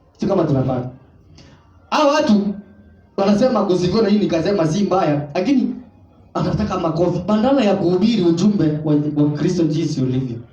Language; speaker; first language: Swahili; non-native, local second language; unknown